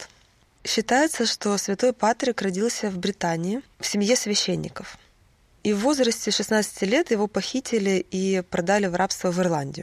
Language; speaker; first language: Russian; native; Russian